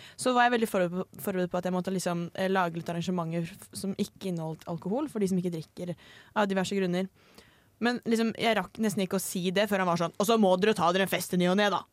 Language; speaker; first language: Norwegian; native; Norwegian